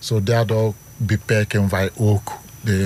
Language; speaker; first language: Dutch; non-native, fluent; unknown